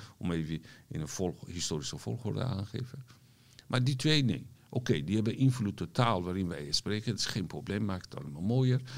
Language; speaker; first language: Dutch; non-native, fluent; Persian